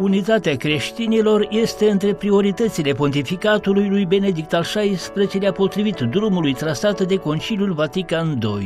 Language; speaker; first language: Romanian; native; Romanian